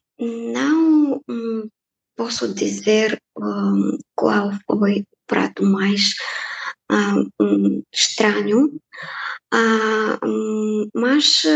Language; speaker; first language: Portuguese; non-native, fluent; Bulgarian